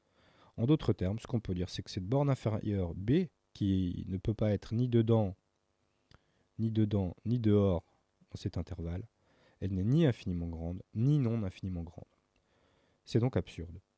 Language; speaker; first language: French; native; French